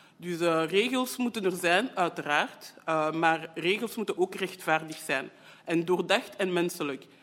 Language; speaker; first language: Dutch; native; Dutch